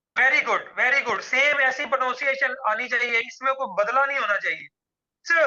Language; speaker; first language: Urdu; non-native, local second language; Punjabi